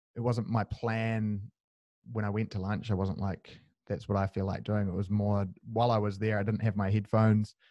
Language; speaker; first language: English; native; English